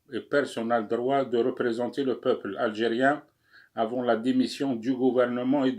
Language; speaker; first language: French; non-native, local second language; Arabic